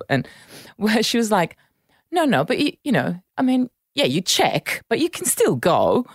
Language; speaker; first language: English; non-native, fluent; Italian